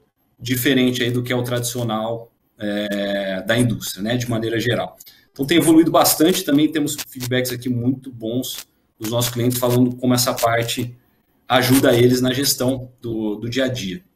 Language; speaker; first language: Portuguese; native; Portuguese